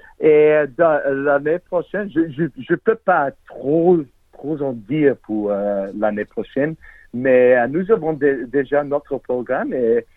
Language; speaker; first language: French; non-native, learner; English